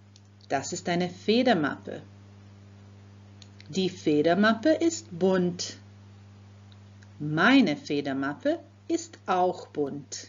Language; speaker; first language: German; non-native, fluent; Croatian